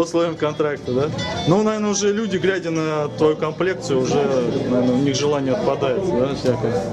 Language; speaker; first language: Russian; native; Russian